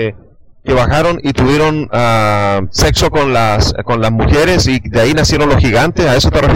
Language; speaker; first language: Spanish; native; Spanish